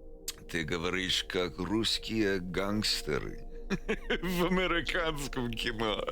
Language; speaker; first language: Russian; non-native, learner; English